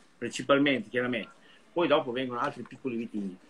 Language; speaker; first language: Italian; native; Italian